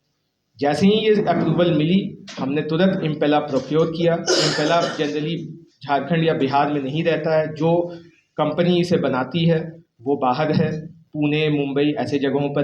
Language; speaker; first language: Hindi; native; Hindi